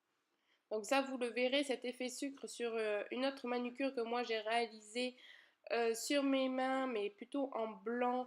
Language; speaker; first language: French; native; French